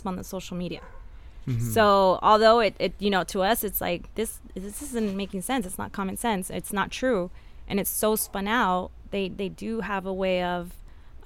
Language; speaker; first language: English; early bilingual, other home language; Spanish